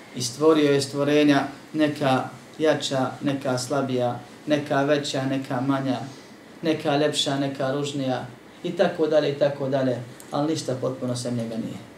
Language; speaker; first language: Bosnian; native; Bosnian